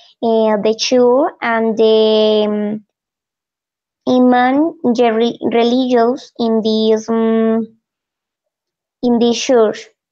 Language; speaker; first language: English; non-native, learner; Spanish